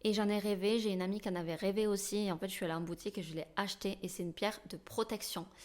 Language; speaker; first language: French; native; French